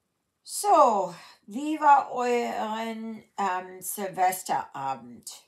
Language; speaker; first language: German; early bilingual, heritage; German